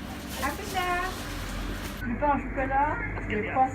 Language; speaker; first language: French; non-native, learner; Norwegian